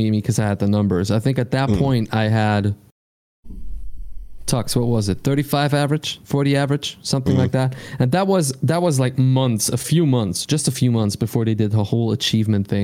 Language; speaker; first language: English; non-native, fluent; Swiss German